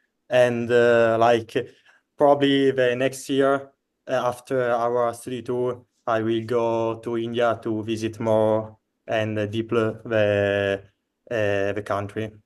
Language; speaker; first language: English; non-native, fluent; Italian